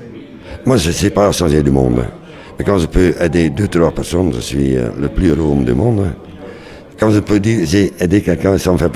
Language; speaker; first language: French; non-native, local second language; Dutch